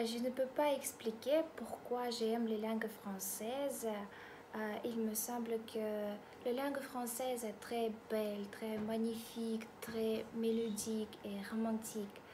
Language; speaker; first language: French; non-native, learner; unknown